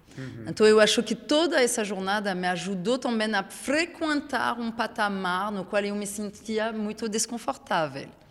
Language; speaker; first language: Portuguese; non-native, fluent; French